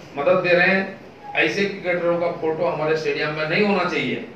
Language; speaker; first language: Hindi; non-native, local second language; Bangla